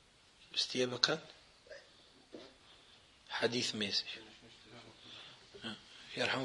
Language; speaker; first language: German; non-native, fluent; Arabic